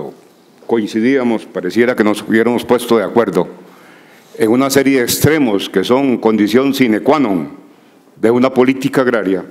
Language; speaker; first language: Spanish; native; Spanish